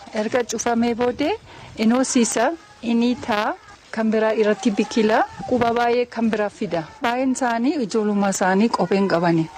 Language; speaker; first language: Oromo; non-native, fluent; German